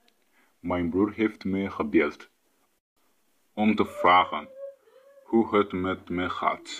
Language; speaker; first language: Dutch; non-native, fluent; Tigrinya